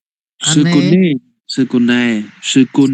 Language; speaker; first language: French; non-native, fluent; Khmer